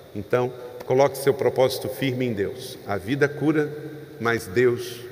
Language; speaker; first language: Portuguese; native; Portuguese